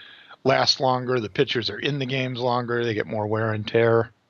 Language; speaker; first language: English; native; English